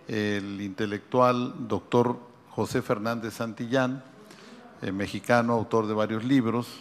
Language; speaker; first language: Spanish; native; Spanish